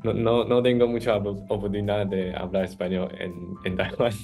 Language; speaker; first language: Spanish; non-native, fluent; Chinese